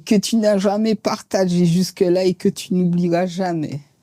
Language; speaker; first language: French; native; French